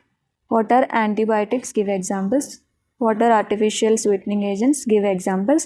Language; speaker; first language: English; non-native, local second language; Telugu